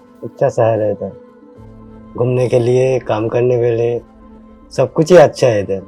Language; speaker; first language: Hindi; non-native, local second language; Bangla